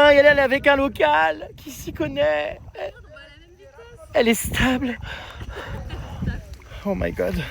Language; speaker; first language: French; native; French